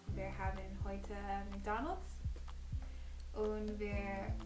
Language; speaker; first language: German; non-native, learner; English